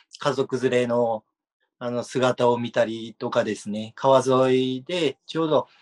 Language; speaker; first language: Japanese; native; Japanese